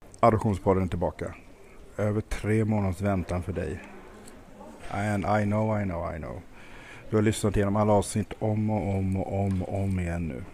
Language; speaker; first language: Swedish; native; Swedish